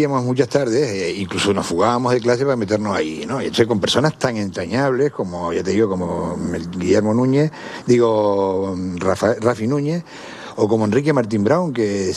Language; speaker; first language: Spanish; native; Spanish